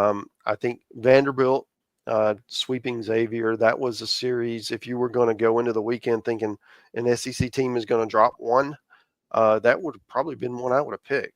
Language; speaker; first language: English; native; English